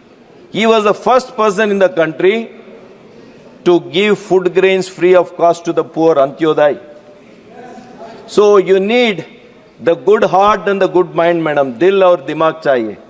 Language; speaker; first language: English; non-native, local second language; Kannada